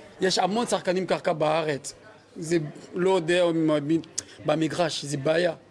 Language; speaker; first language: Hebrew; non-native, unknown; French